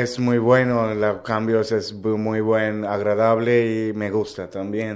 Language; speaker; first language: Spanish; non-native, learner; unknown